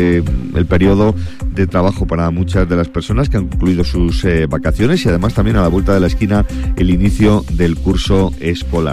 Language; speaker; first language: Spanish; native; Spanish